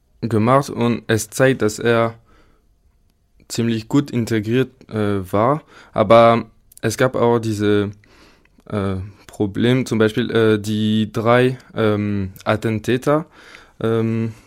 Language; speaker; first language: German; non-native, learner; French